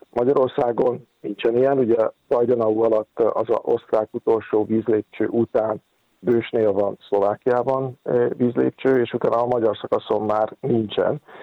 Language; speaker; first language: Hungarian; native; Hungarian